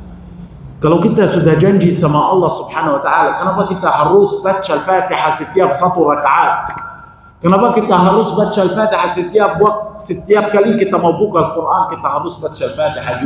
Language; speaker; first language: Indonesian; non-native, fluent; Arabic